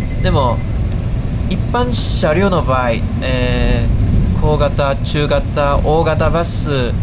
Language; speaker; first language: Japanese; non-native, fluent; English